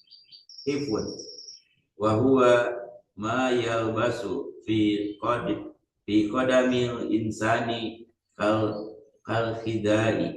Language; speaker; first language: Arabic; non-native, learner; Indonesian